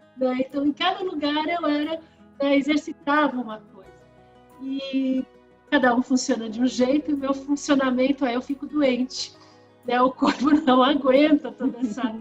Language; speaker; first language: Portuguese; early bilingual, other home language; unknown